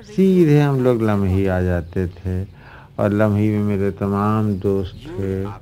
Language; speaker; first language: Hindi; native; Hindi